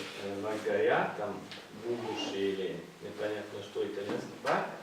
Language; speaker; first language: Russian; non-native, fluent; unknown